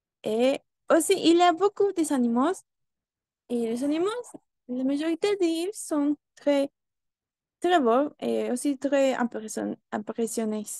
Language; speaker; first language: French; non-native, learner; Spanish